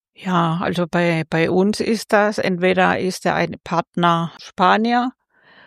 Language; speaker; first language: German; non-native, fluent; Spanish